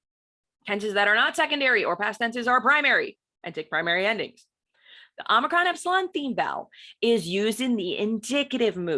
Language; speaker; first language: English; native; English